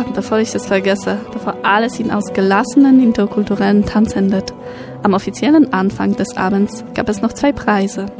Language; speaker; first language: German; non-native, fluent; Polish